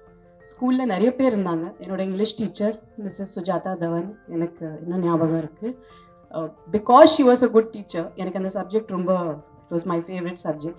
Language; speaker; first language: Tamil; non-native, fluent; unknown